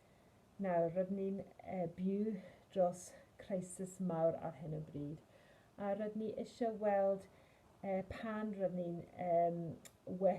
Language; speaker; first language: Welsh; non-native, fluent; English